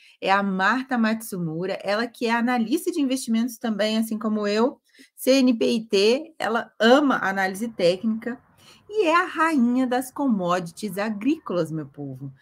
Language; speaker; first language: Portuguese; native; Portuguese